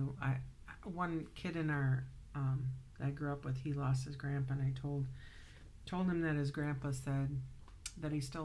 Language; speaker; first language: English; native; English